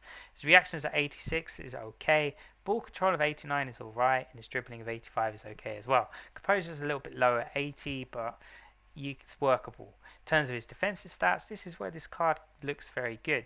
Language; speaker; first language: English; native; English